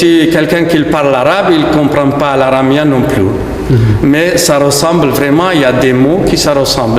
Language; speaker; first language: French; non-native, fluent; Aramaic